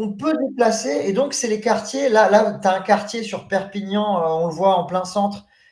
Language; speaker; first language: French; native; French